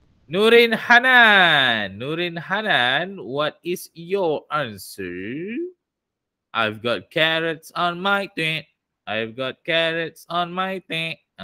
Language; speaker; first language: English; non-native, local second language; Malay